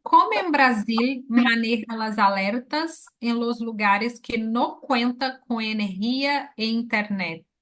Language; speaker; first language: Spanish; non-native, learner; Portuguese